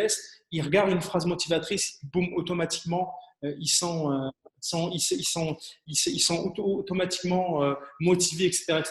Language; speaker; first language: French; early bilingual, other home language; Arabic